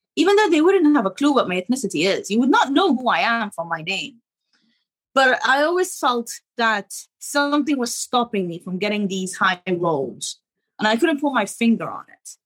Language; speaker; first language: English; non-native, fluent; Arabic